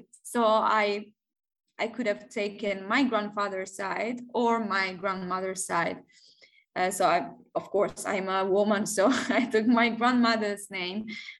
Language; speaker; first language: English; non-native, fluent; Italian